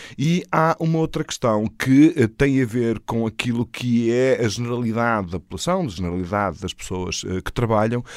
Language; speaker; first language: Portuguese; native; Portuguese